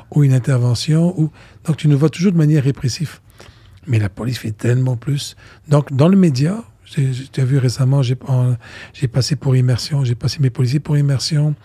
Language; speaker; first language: French; non-native, local second language; Arabic